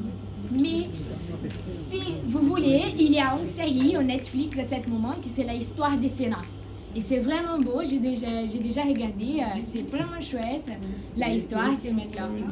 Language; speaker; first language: French; non-native, learner; Portuguese